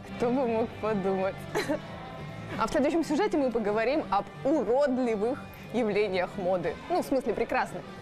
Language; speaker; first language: Russian; native; Russian